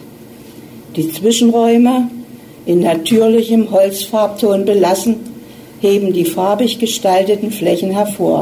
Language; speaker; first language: German; native; German